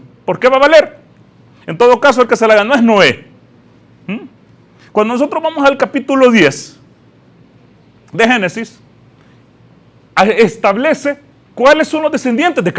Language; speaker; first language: Spanish; native; Spanish